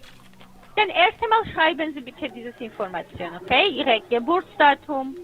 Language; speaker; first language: German; non-native, fluent; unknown